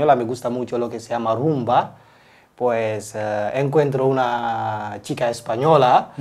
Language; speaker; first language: Spanish; non-native, learner; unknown